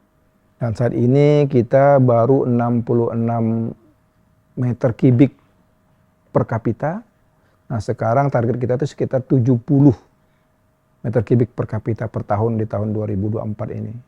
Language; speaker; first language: Indonesian; native; Indonesian